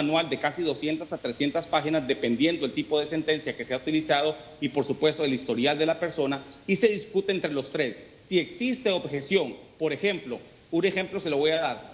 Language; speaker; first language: Spanish; native; Spanish